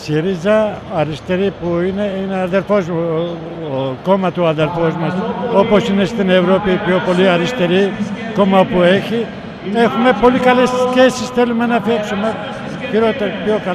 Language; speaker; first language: Greek; non-native, learner; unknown